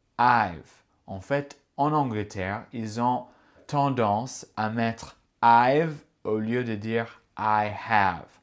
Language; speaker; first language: French; non-native, fluent; English